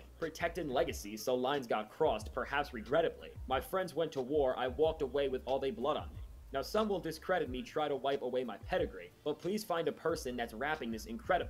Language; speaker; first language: English; native; English